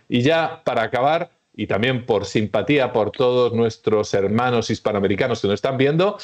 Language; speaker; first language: Spanish; early bilingual, heritage; Spanish